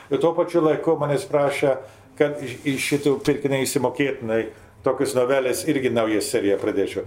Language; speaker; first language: Lithuanian; early bilingual, heritage; Lithuanian